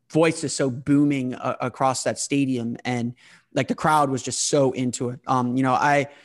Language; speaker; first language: English; native; English